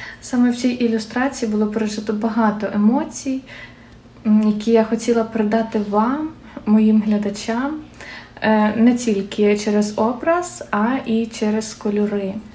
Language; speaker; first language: Ukrainian; native; Ukrainian